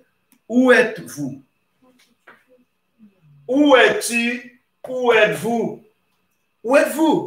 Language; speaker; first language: French; non-native, local second language; Haitian Creole